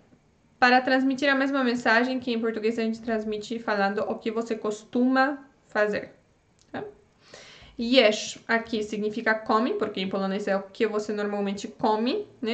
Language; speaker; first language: Portuguese; non-native, fluent; Polish